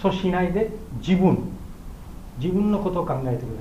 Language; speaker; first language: Japanese; non-native, learner; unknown